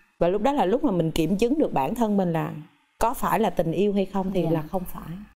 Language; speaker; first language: Vietnamese; native; Vietnamese